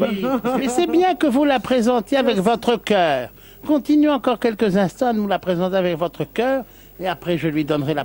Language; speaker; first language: French; native; French